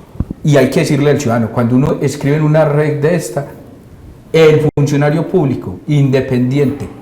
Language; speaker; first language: Spanish; native; Spanish